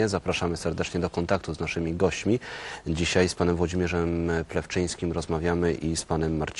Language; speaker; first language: Polish; native; Polish